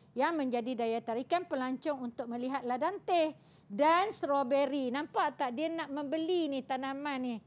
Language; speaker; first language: Malay; native; Malay